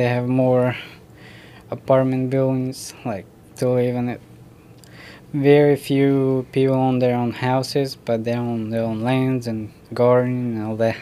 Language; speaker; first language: English; non-native, learner; Ukrainian